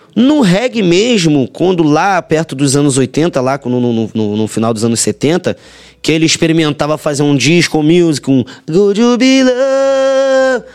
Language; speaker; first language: Portuguese; native; Portuguese